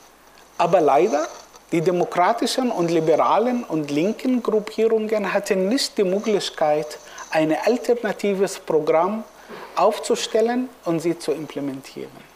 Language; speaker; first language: German; non-native, fluent; Arabic